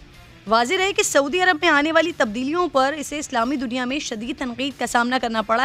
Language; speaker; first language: Urdu; native; Urdu